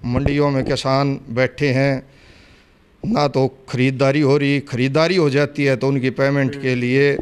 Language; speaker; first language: Hindi; native; Hindi